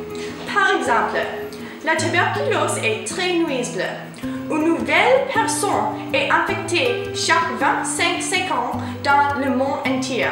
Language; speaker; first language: French; non-native, learner; English